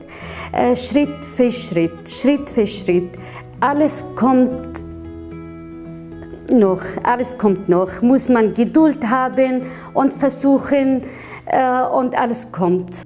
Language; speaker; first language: German; non-native, learner; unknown